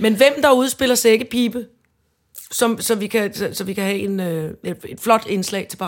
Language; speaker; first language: Danish; native; Danish